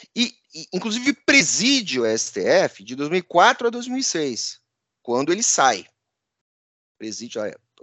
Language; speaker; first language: Portuguese; native; Portuguese